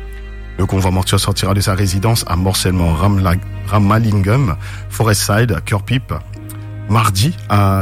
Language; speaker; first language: French; non-native, local second language; Morisyen